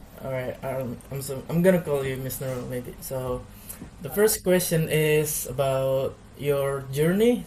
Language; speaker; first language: English; non-native, learner; Indonesian